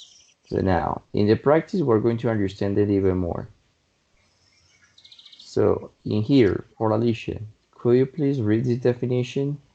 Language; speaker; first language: English; non-native, fluent; Spanish